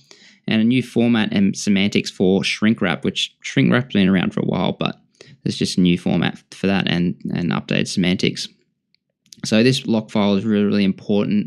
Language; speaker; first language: English; native; English